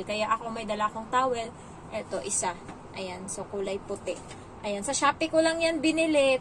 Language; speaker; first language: Filipino; non-native, local second language; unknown